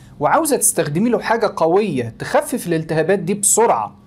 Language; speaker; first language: Arabic; native; Arabic